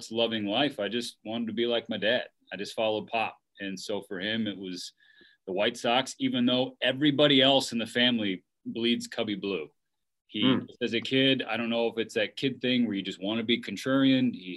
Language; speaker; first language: English; native; English